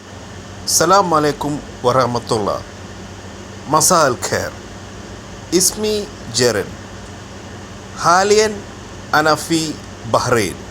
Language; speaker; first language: Arabic; non-native, learner; Malayalam